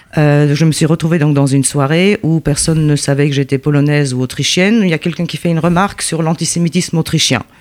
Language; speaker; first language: French; non-native, fluent; Polish